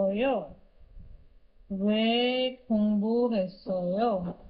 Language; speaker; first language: Korean; non-native, learner; Hindi